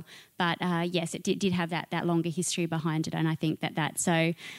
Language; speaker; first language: English; native; English